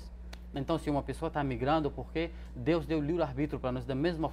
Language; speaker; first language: Portuguese; non-native, fluent; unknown